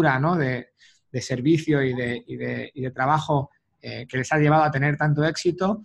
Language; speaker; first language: Spanish; native; Spanish